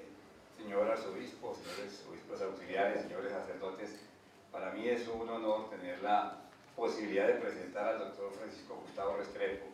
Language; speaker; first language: Spanish; native; Spanish